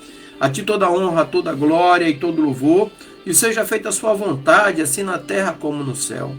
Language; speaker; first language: Portuguese; native; Portuguese